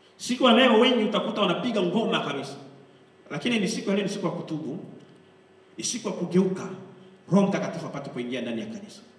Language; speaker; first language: Swahili; non-native, local second language; Bembe